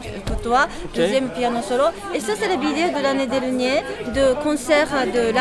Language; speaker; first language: French; non-native, learner; Japanese